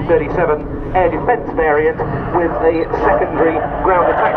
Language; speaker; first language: English; native; English